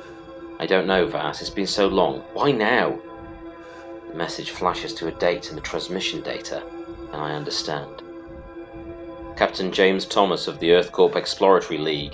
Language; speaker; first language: English; native; English